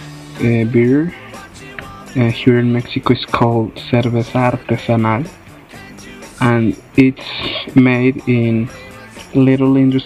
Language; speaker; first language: English; non-native, fluent; Spanish